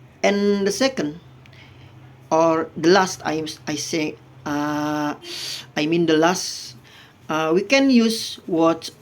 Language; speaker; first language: English; non-native, fluent; Indonesian